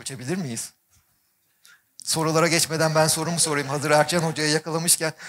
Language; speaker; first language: Turkish; native; Turkish